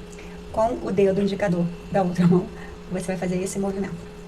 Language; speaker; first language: Portuguese; native; Portuguese